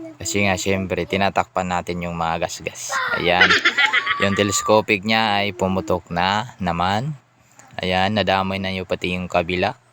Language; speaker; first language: Filipino; non-native, local second language; Cebuano